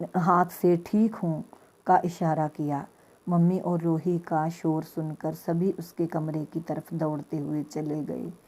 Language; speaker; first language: Hindi; non-native, local second language; Punjabi